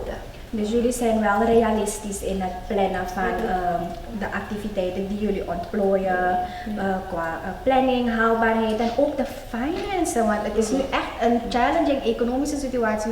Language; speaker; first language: Dutch; native; Dutch